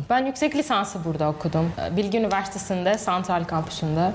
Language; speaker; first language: Turkish; non-native, fluent; Arabic